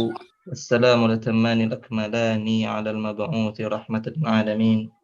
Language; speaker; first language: Arabic; non-native, fluent; Indonesian